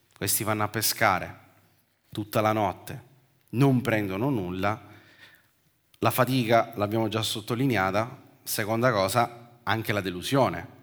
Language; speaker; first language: Italian; native; Italian